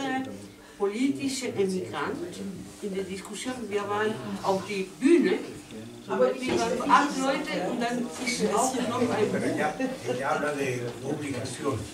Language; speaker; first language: German; non-native, learner; Spanish